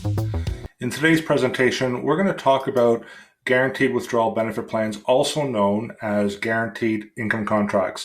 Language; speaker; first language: English; native; English